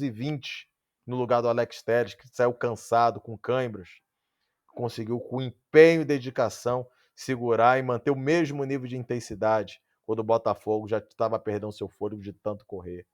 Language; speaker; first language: Portuguese; native; Portuguese